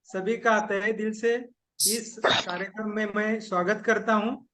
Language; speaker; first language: Hindi; non-native, local second language; Marathi